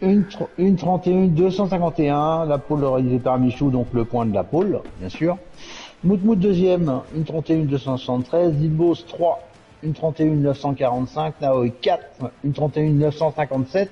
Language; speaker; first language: French; native; French